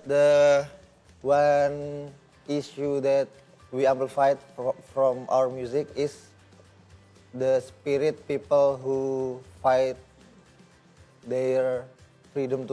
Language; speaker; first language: English; non-native, learner; Indonesian